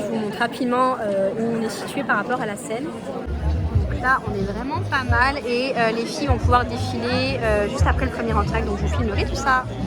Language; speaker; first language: French; native; French